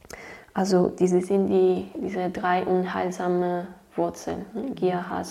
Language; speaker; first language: German; non-native, fluent; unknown